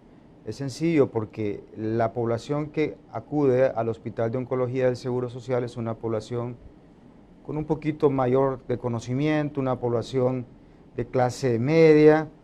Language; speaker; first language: Spanish; native; Spanish